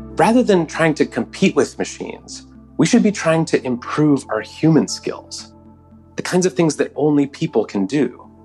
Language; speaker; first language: English; native; English